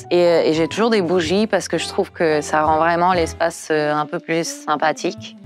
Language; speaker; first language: French; non-native, fluent; Portuguese